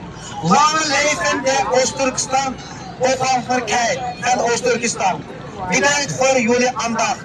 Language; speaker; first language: Dutch; non-native, learner; Uyghur